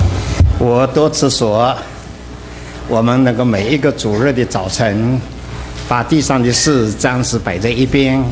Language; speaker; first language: Chinese; native; Chinese